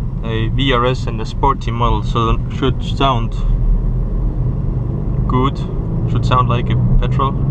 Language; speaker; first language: English; non-native, fluent; Estonian